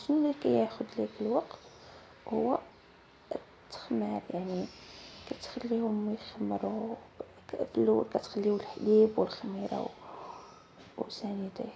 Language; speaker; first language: Arabic; native; Arabic